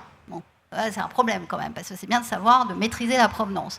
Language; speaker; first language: French; native; French